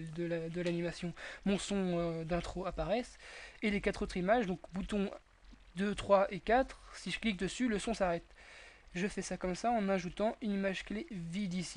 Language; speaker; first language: French; native; French